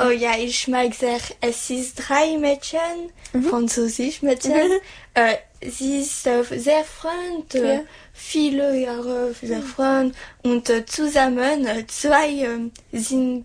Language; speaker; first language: German; non-native, learner; French